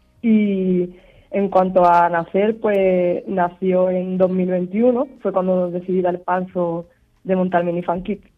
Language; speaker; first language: Spanish; native; Spanish